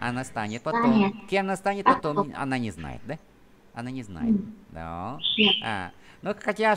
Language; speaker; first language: Russian; non-native, fluent; Vietnamese